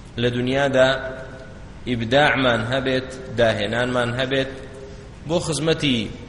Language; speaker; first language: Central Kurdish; non-native, local second language; Kurdish